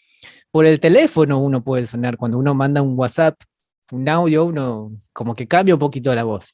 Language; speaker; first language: Spanish; native; Spanish